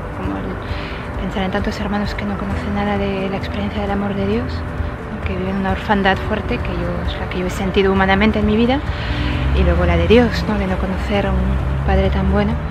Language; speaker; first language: Spanish; non-native, fluent; French